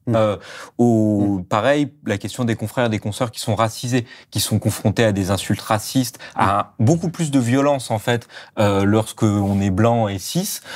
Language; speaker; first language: French; native; French